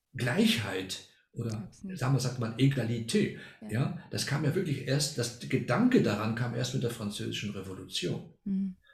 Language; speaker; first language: German; non-native, fluent; Spanish